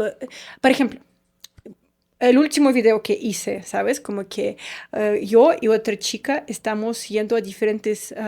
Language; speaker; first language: Spanish; non-native, fluent; Russian